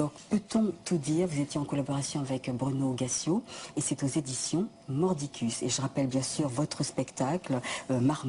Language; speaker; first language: French; native; French